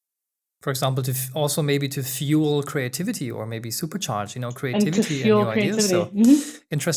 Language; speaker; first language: English; non-native, fluent; German